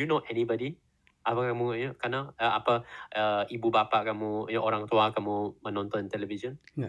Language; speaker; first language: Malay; non-native, learner; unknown